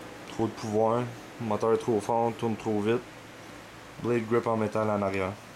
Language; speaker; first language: French; native; French